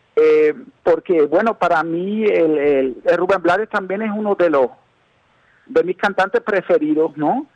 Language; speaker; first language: Spanish; non-native, fluent; German